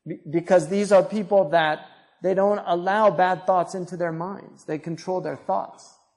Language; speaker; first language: English; native; English